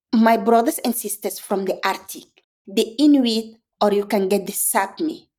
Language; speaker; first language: English; non-native, fluent; Fula